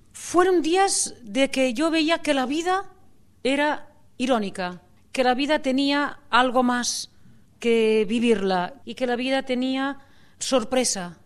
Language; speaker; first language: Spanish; non-native, local second language; Catalan